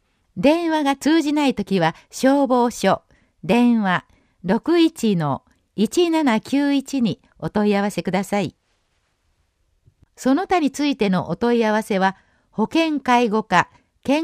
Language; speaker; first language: Japanese; native; Japanese